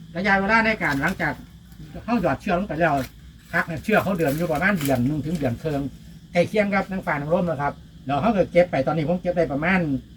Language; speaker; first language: Thai; native; Thai